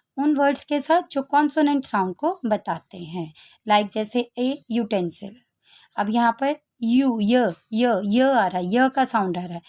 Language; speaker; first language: Hindi; native; Hindi